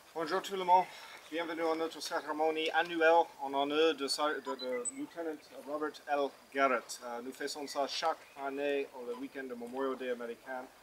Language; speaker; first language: French; non-native, learner; English